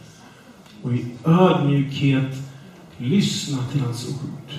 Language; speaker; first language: Swedish; non-native, fluent; English